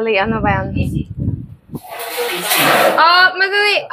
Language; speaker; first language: Filipino; non-native, learner; English